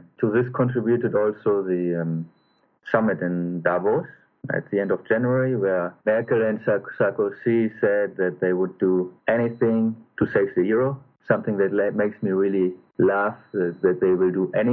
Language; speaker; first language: English; non-native, fluent; German